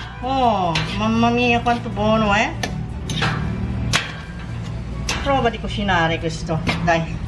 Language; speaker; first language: Italian; non-native, local second language; Filipino